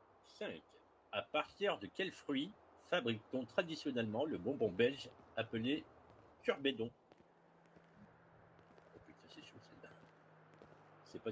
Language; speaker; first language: French; native; French